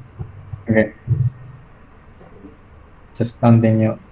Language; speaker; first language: English; non-native, fluent; Indonesian